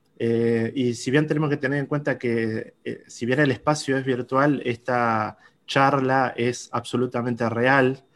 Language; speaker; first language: Spanish; native; Spanish